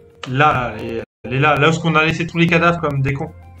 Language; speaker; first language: French; native; French